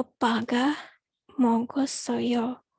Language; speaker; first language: Korean; non-native, learner; Indonesian